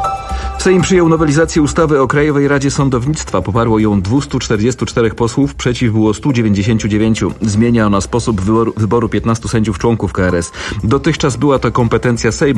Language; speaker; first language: Polish; native; Polish